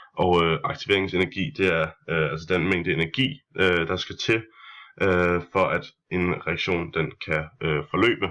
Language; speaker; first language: Danish; native; Danish